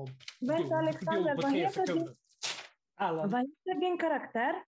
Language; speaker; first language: Swedish; non-native, fluent; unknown